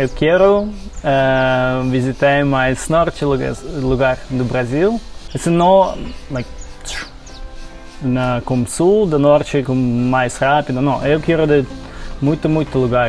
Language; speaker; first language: Portuguese; non-native, learner; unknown